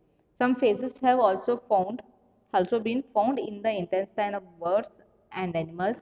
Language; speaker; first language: English; non-native, local second language; Kannada